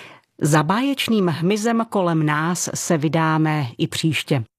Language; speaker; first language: Czech; native; Czech